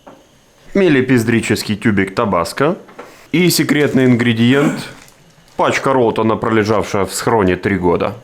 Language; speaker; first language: Russian; native; Russian